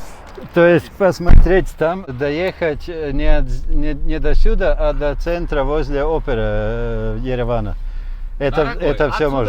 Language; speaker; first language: Russian; non-native, fluent; Latvian